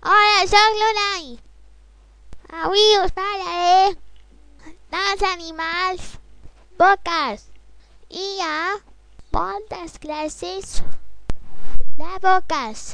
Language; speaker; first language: Spanish; non-native, local second language; Catalan